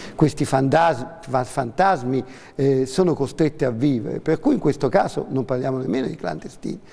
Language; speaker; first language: Italian; native; Italian